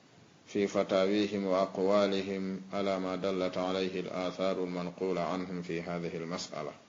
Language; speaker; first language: Arabic; non-native, fluent; Fula